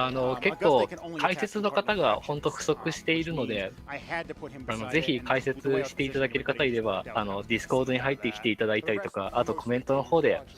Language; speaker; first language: Japanese; native; Japanese